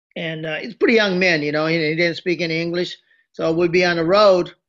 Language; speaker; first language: English; early bilingual, other home language; Japanese